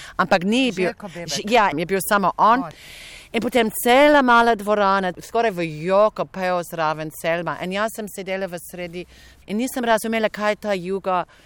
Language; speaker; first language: Slovenian; non-native, fluent; English